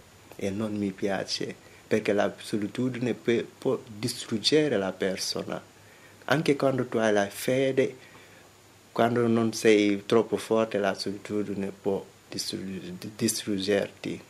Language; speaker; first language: Italian; non-native, fluent; Wolof